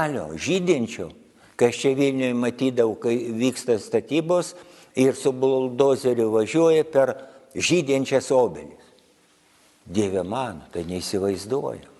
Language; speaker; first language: Lithuanian; native; Lithuanian